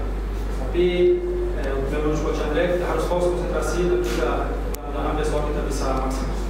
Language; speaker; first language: Indonesian; non-native, learner; Portuguese